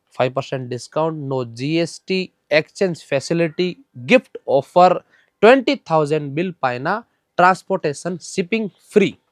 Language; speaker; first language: Telugu; non-native, local second language; Hindi